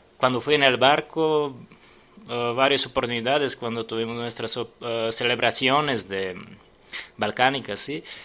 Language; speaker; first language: Spanish; non-native, learner; Serbian